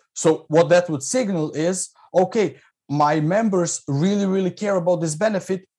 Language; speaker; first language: English; non-native, fluent; Croatian